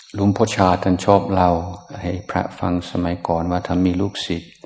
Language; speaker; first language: Thai; non-native, fluent; English